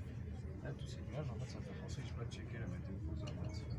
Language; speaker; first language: French; native; French